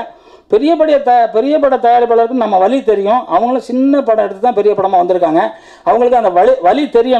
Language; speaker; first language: Tamil; native; Tamil